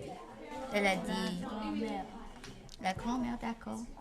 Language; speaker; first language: French; non-native, learner; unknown